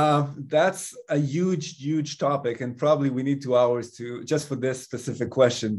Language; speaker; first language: English; non-native, fluent; Hebrew